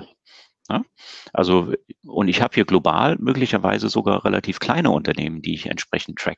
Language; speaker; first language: German; native; German